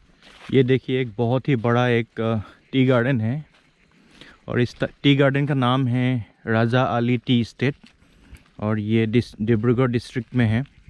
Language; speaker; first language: Hindi; non-native, local second language; Assamese